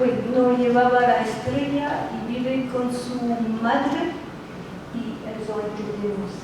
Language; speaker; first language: Spanish; non-native, learner; French